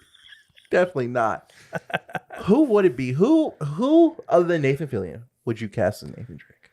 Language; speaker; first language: English; native; English